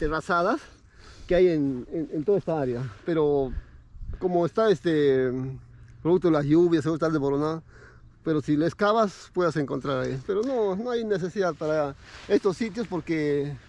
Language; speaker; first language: Spanish; native; Spanish